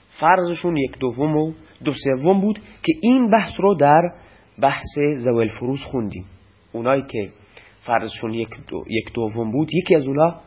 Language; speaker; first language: Persian; non-native, local second language; Baluchi